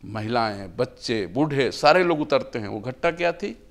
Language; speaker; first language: Hindi; native; Hindi